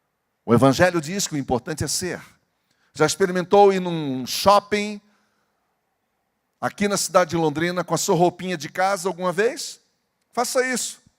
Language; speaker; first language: Portuguese; native; Portuguese